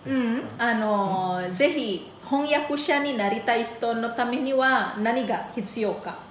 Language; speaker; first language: Japanese; non-native, fluent; Indonesian